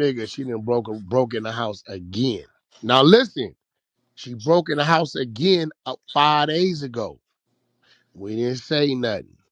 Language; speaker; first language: English; native; English